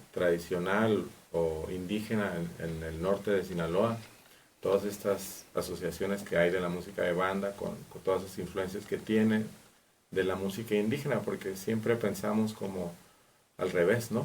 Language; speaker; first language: Spanish; native; Spanish